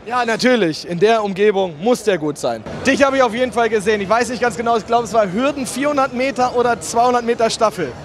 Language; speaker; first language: German; native; German